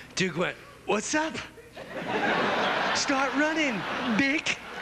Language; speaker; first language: English; native; English